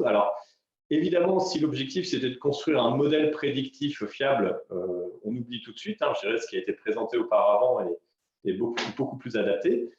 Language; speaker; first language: French; native; French